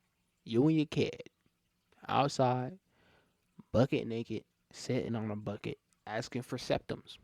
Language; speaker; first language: English; native; English